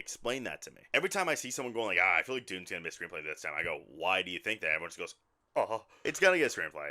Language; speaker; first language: English; native; English